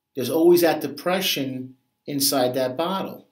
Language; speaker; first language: English; native; English